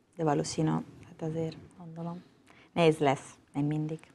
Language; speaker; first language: Hungarian; non-native, learner; Italian